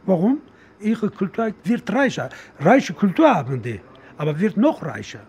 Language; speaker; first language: German; non-native, learner; Kurdish